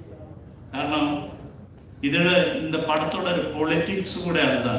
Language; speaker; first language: Tamil; non-native, learner; Malayalam